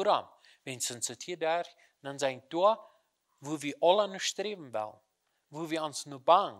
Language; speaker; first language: German; non-native, learner; Plautdietsch